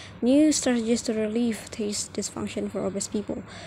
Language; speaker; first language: English; non-native, fluent; Indonesian